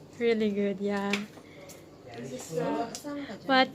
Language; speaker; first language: English; non-native, local second language; Filipino